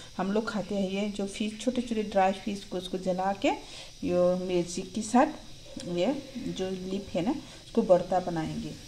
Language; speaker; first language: Hindi; non-native, local second language; Kok Borok